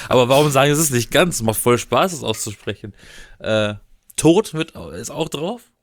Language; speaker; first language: German; native; German